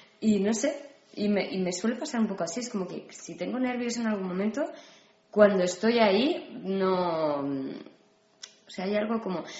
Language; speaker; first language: Spanish; native; Spanish